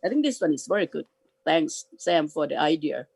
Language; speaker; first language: English; non-native, fluent; Thai